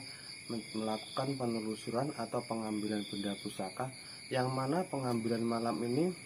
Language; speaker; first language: Indonesian; native; Indonesian